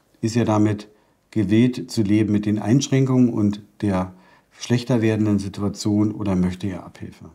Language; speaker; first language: German; native; German